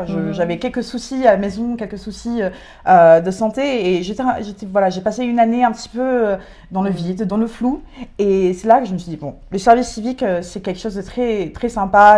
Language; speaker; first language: French; native; French